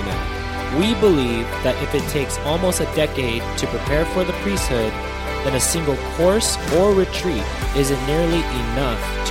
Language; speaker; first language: English; native; English